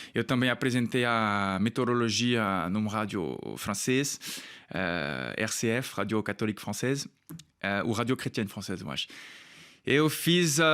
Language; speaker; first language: Portuguese; non-native, fluent; French